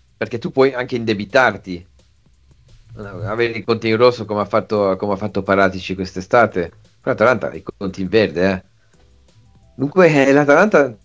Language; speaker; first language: Italian; native; Italian